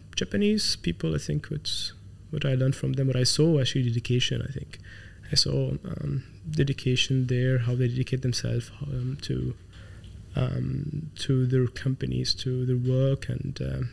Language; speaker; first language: English; non-native, fluent; Arabic